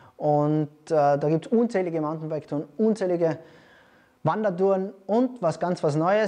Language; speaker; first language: German; native; German